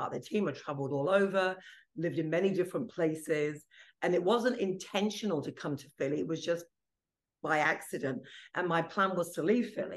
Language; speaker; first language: English; non-native, local second language; Italian